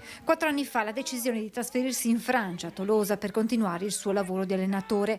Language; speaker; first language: Italian; native; Italian